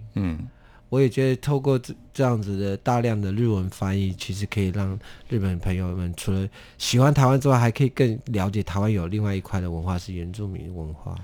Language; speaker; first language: Chinese; non-native, local second language; Amis